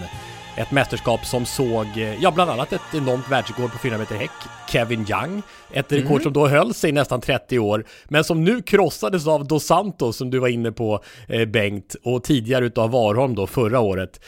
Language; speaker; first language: Swedish; native; Swedish